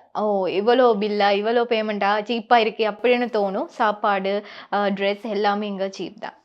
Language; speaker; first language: Tamil; non-native, local second language; Sinhala